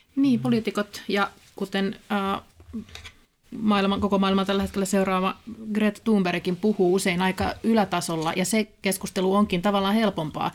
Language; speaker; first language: Finnish; native; Finnish